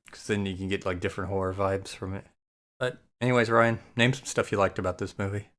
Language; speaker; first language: English; native; English